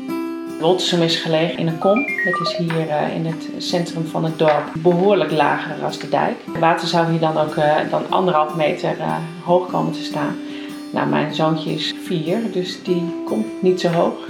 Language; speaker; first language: Dutch; native; Dutch